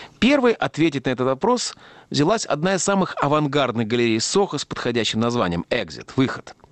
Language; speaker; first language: Russian; native; Russian